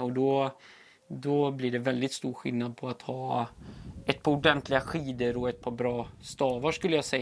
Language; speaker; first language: Swedish; native; Swedish